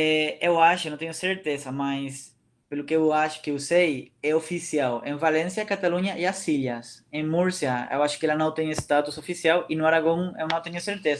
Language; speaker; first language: Portuguese; non-native, fluent; Catalan